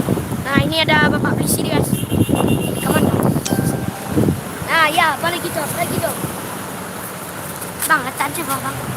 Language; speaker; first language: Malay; non-native, local second language; Minangkabau